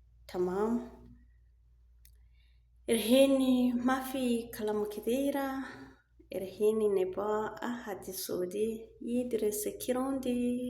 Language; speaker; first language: Arabic; non-native, learner; Rundi